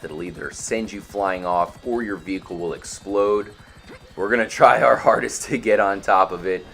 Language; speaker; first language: English; native; English